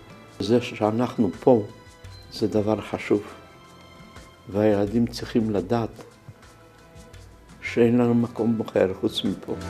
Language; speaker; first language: Hebrew; non-native, fluent; Polish